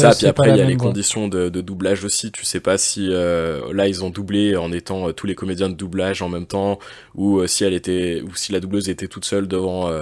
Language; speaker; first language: French; native; French